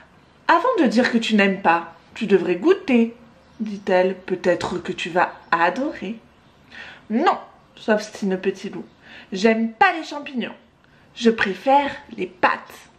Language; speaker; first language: French; native; French